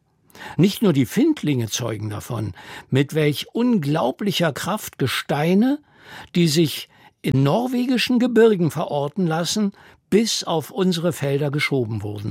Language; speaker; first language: German; native; German